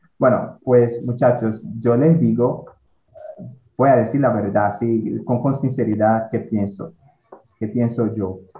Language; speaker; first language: Spanish; non-native, fluent; Portuguese